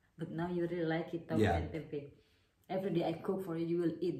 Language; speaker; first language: English; non-native, learner; Indonesian